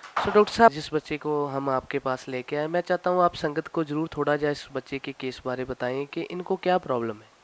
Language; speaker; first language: Hindi; non-native, local second language; Punjabi